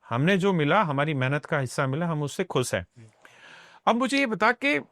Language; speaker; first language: Hindi; non-native, local second language; Punjabi